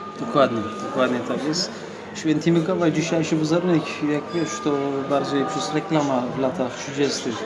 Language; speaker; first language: Polish; non-native, fluent; Turkish